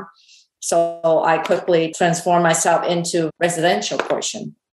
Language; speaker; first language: English; non-native, fluent; Chinese